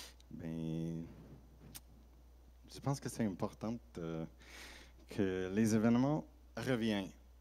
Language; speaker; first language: French; non-native, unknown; English